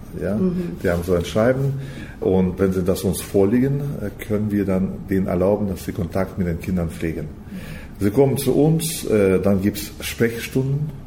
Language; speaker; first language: German; early bilingual, heritage; German